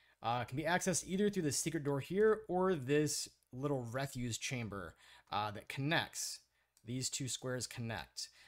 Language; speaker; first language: English; native; English